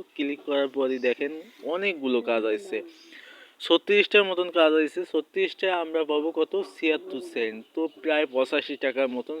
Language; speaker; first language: Bangla; native; Bangla